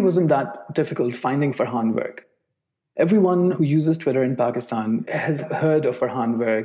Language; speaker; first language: English; non-native, local second language; Urdu